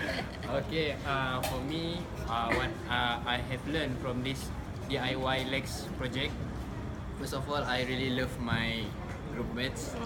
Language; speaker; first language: English; non-native, local second language; Malay